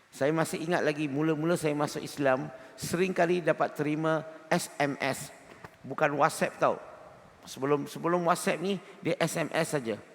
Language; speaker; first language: Malay; non-native, local second language; Chinese